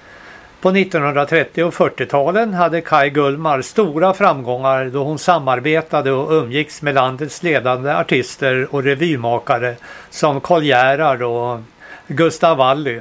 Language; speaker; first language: Swedish; native; Swedish